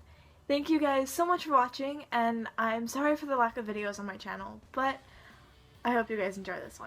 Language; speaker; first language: English; native; English